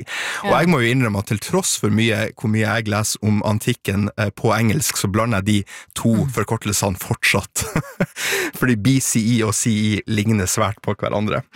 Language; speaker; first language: Norwegian; native; Norwegian